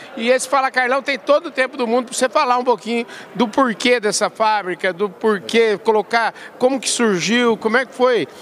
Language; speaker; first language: Portuguese; native; Portuguese